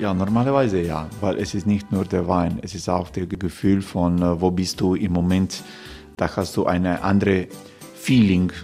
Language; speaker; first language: German; non-native, learner; Croatian